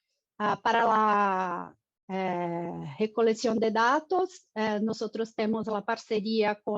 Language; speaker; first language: Spanish; non-native, fluent; Portuguese